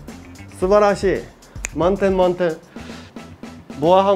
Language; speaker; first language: Japanese; non-native, fluent; Chinese